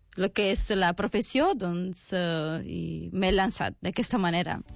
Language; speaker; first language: Catalan; early bilingual, other home language; Romanian